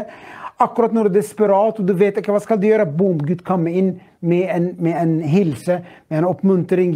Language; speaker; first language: Norwegian; non-native, fluent; Arabic